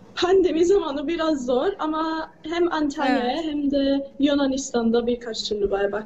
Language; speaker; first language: Turkish; early bilingual, heritage; English